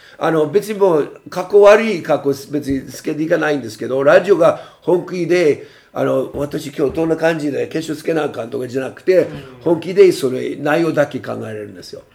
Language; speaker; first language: Japanese; non-native, fluent; English